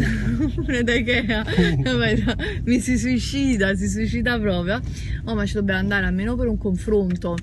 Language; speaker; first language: Italian; native; Italian